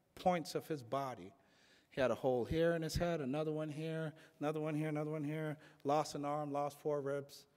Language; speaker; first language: English; native; English